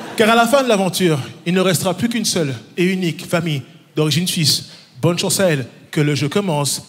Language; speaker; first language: French; early bilingual, other home language; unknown